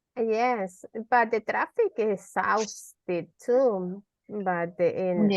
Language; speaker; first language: English; non-native, learner; Spanish